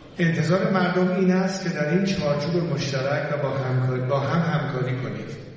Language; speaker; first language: Persian; native; Persian